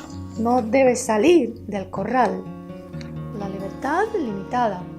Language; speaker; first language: Spanish; early bilingual, heritage; Spanish